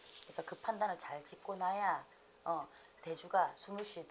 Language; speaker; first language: Korean; native; Korean